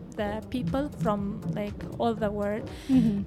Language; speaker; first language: English; non-native, learner; Russian